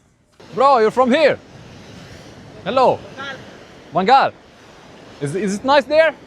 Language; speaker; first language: English; non-native, learner; French